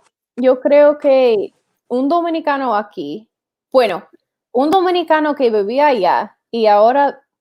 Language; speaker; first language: Spanish; non-native, fluent; English